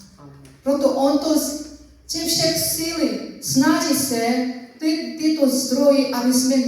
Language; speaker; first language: Czech; non-native, learner; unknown